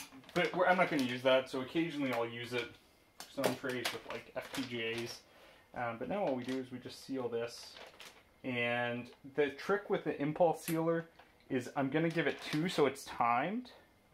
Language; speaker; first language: English; native; English